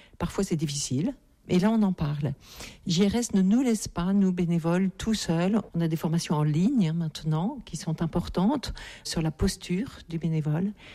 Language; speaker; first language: French; native; French